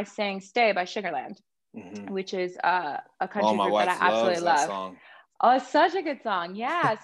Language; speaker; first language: English; native; English